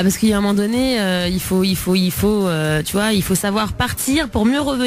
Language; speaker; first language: French; native; French